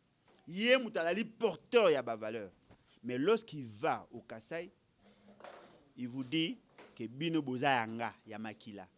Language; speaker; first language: French; non-native, local second language; Lingala